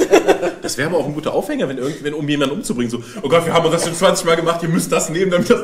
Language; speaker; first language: German; native; German